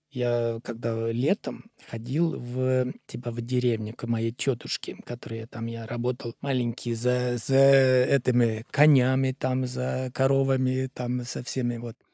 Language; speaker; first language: Russian; non-native, fluent; Icelandic